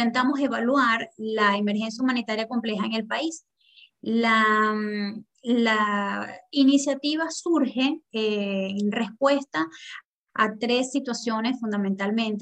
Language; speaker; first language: Spanish; native; Spanish